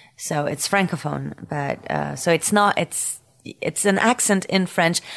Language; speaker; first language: English; non-native, fluent; French